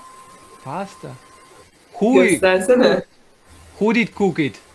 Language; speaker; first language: English; non-native, learner; Russian